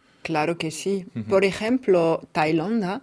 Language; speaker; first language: Spanish; non-native, fluent; French